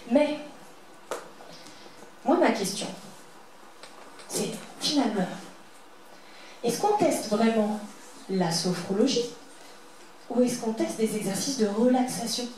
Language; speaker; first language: French; native; French